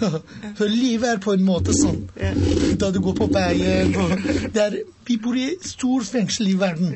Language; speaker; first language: Norwegian; non-native, learner; Persian